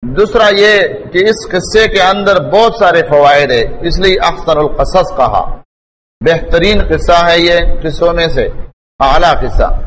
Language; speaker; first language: Urdu; non-native, local second language; Pashto